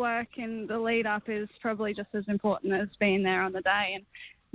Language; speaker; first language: English; native; English